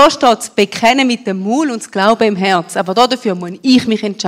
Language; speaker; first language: German; native; German